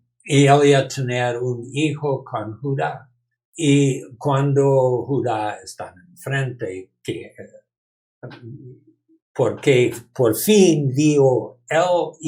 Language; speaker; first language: Spanish; non-native, learner; English